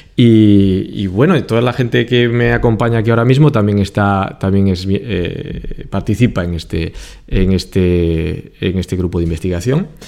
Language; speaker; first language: Spanish; native; Spanish